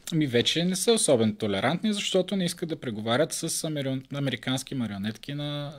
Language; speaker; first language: Bulgarian; native; Bulgarian